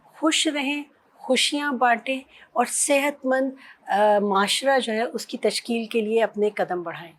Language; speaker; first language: Urdu; native; Urdu